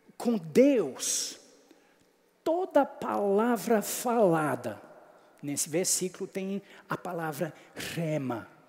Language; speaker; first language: Portuguese; non-native, fluent; English